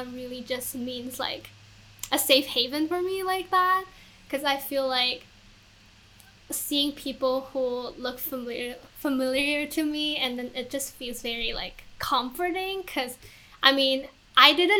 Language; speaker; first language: English; non-native, local second language; Cantonese